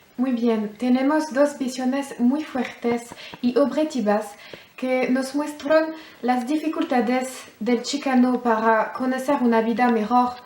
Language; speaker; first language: Spanish; non-native, learner; French